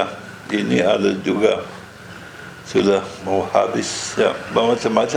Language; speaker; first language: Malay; non-native, fluent; Dutch